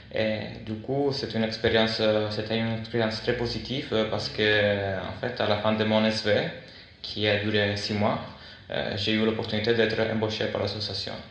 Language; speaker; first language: French; non-native, fluent; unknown